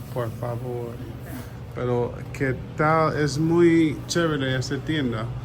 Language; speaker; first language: Spanish; non-native, learner; English